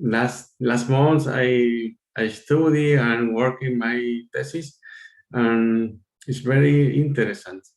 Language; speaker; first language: English; non-native, learner; Spanish